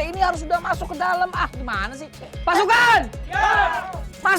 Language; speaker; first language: Indonesian; native; Indonesian